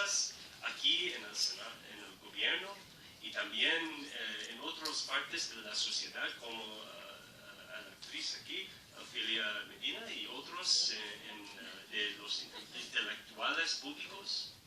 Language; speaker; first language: Spanish; non-native, learner; English